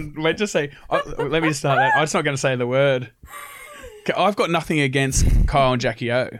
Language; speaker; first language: English; native; English